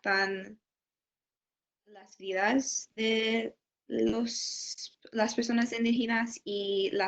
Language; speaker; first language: Spanish; non-native, learner; English